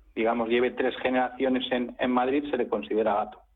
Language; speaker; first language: Spanish; native; Spanish